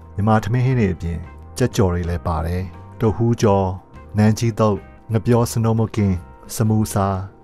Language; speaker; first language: Burmese; native; Burmese